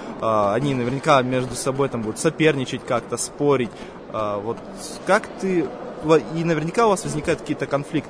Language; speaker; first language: Russian; native; Russian